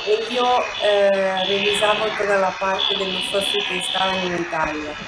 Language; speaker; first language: Spanish; non-native, learner; Italian